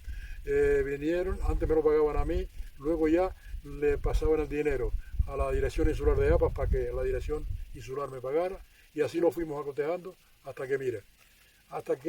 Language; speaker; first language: Spanish; native; Spanish